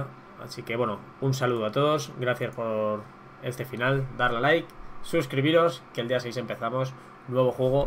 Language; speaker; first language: Spanish; native; Spanish